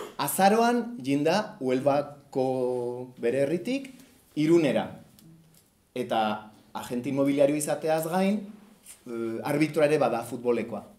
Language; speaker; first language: Basque; native; Basque